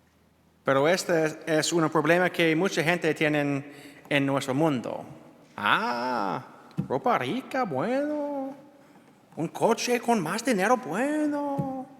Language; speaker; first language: Spanish; non-native, learner; English